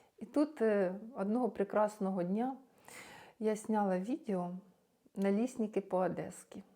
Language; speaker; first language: Ukrainian; native; Ukrainian